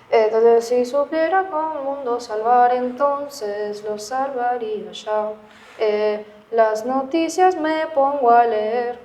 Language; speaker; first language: Spanish; non-native, fluent; Russian